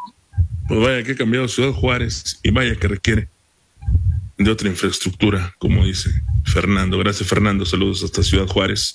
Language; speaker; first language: Spanish; native; Spanish